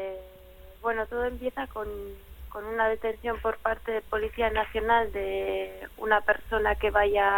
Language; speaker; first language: Spanish; native; Spanish